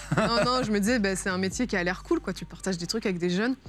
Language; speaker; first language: French; native; French